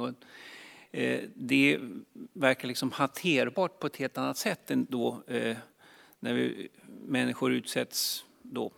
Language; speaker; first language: Swedish; native; Swedish